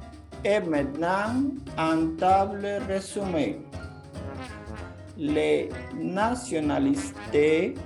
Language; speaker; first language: French; non-native, fluent; Portuguese